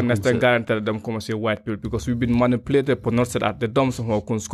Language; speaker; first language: Swedish; non-native, fluent; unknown